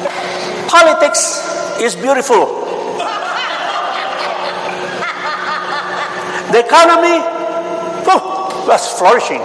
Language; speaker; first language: English; non-native, fluent; Spanish